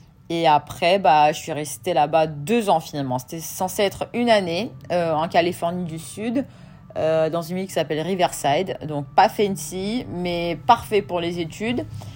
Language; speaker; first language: French; non-native, fluent; Russian